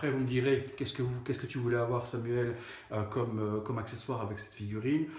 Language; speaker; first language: French; native; French